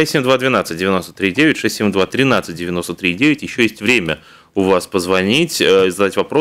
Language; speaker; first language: Russian; native; Russian